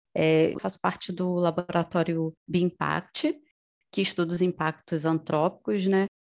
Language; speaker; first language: Portuguese; native; Portuguese